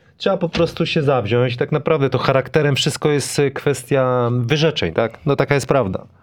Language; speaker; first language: Polish; native; Polish